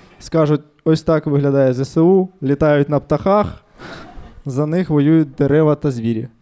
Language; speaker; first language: Ukrainian; non-native, local second language; Russian